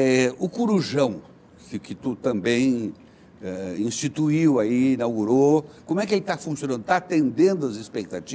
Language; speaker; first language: Portuguese; native; Portuguese